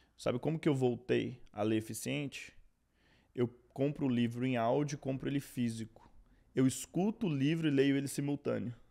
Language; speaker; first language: Portuguese; native; Portuguese